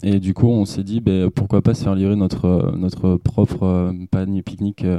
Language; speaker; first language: French; native; French